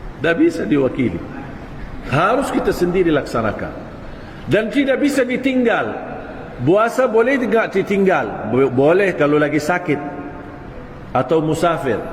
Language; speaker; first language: Malay; non-native, fluent; Arabic